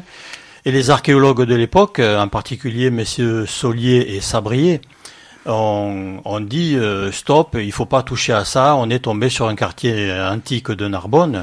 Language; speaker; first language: French; native; French